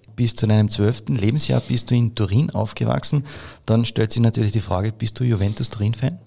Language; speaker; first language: German; native; German